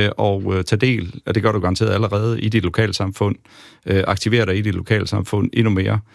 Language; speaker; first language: Danish; native; Danish